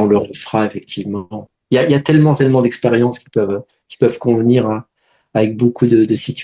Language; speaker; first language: French; native; French